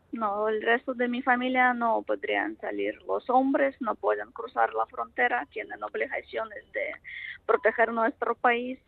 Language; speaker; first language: Spanish; non-native, fluent; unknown